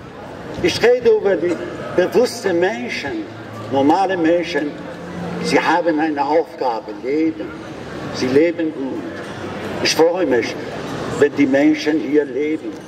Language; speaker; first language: German; non-native, learner; Persian